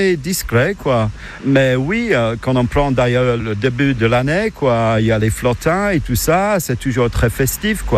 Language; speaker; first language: French; non-native, fluent; English